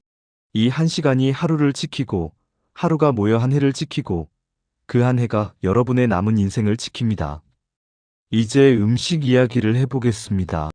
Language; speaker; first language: Korean; native; Korean